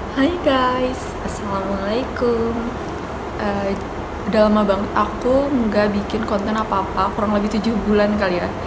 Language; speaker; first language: Indonesian; native; Indonesian